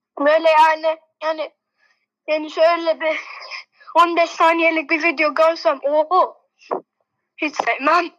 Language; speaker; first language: Turkish; early bilingual, heritage; Turkish